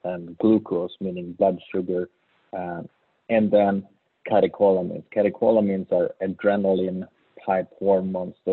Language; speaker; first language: English; non-native, fluent; Swedish